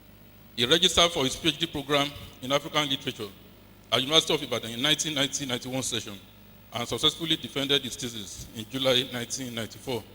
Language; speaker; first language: English; non-native, local second language; Yoruba